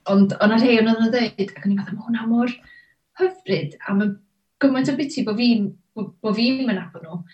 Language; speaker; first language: Welsh; native; Welsh